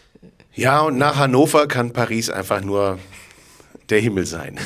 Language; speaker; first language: German; native; German